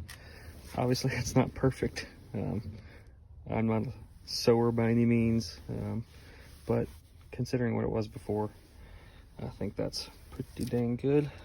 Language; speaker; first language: English; native; English